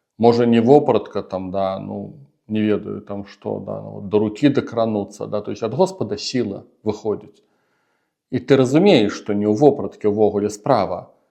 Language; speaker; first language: Belarusian; non-native, local second language; Russian